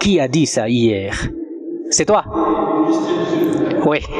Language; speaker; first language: French; non-native, fluent; Vietnamese